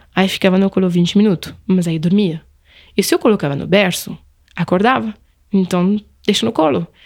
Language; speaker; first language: Portuguese; non-native, fluent; French